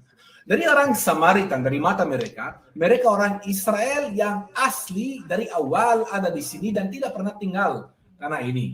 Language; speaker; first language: Indonesian; non-native, fluent; Hebrew